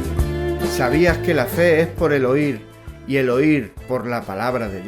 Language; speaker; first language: Spanish; native; Spanish